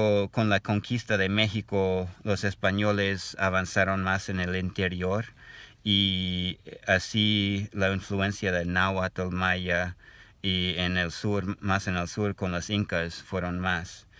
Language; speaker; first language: Spanish; non-native, learner; English